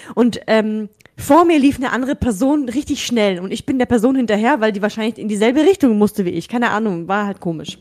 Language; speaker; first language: German; early bilingual, other home language; Russian